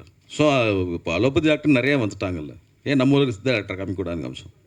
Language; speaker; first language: Tamil; native; Tamil